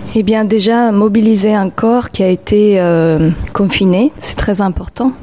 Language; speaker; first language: French; non-native, fluent; Spanish